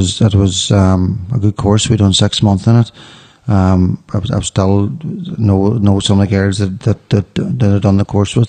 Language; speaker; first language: English; native; English